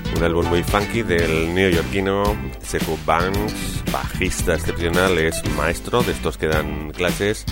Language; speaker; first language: Spanish; native; Spanish